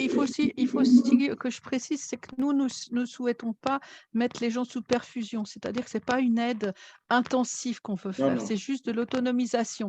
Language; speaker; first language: French; native; French